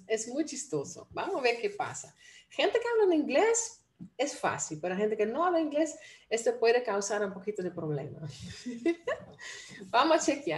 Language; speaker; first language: Spanish; non-native, fluent; Dutch